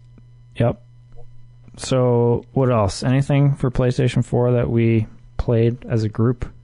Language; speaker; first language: English; native; English